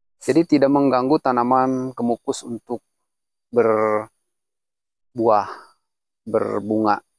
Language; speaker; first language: Indonesian; non-native, local second language; Sundanese